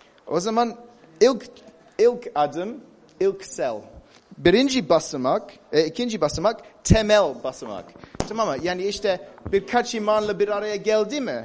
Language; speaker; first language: Turkish; non-native, fluent; English